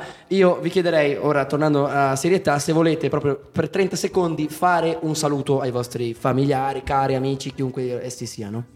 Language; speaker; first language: Italian; native; Italian